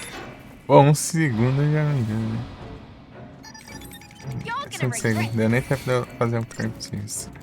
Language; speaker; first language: Portuguese; native; Portuguese